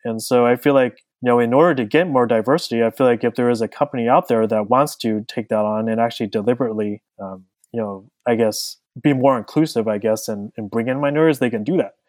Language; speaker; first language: English; native; English